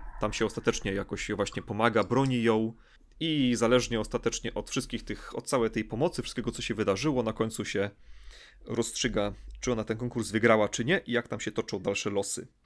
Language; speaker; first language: Polish; native; Polish